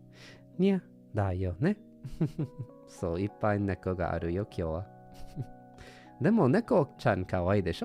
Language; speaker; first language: Japanese; non-native, learner; English